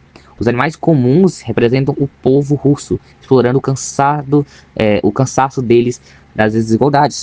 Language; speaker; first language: Portuguese; native; Portuguese